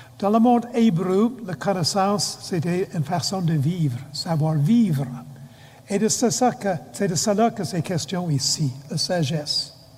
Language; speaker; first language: French; non-native, fluent; English